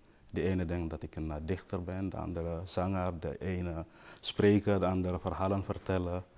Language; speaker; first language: Dutch; non-native, fluent; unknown